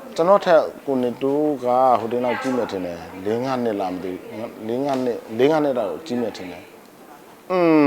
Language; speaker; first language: Burmese; native; Burmese